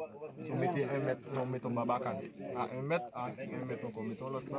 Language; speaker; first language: French; non-native, local second language; Haitian Creole